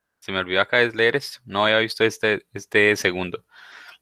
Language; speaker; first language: Spanish; native; Spanish